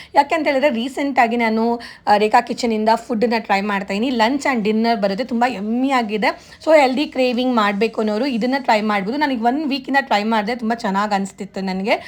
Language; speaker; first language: Kannada; native; Kannada